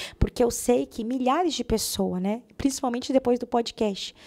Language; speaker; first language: Portuguese; native; Portuguese